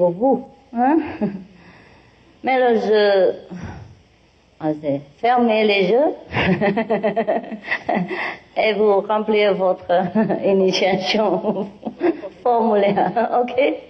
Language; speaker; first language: French; non-native, learner; Vietnamese